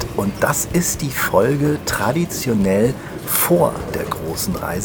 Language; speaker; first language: German; native; German